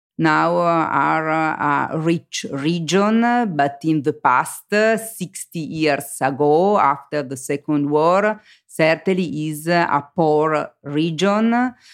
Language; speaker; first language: English; non-native, learner; Italian